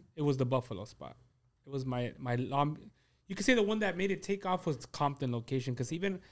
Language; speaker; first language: English; early bilingual, other home language; Spanish